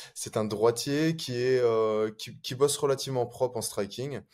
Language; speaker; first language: French; native; French